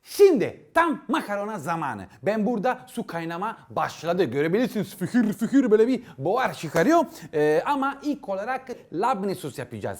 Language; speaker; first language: Turkish; non-native, learner; Italian